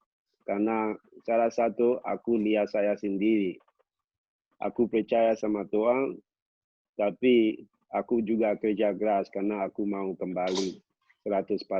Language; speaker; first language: Indonesian; non-native, local second language; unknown